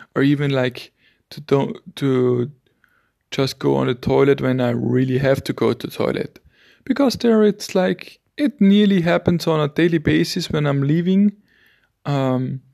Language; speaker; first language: English; non-native, fluent; German